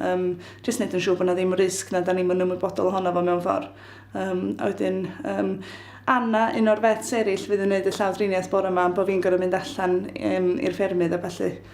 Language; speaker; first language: Welsh; native; Welsh